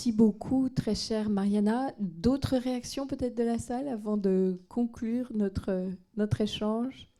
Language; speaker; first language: French; native; French